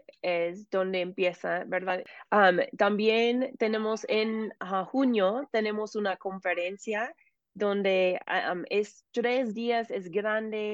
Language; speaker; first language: Spanish; non-native, fluent; English